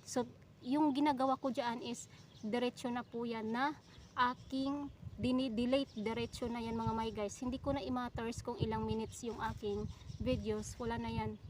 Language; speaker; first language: Filipino; non-native, local second language; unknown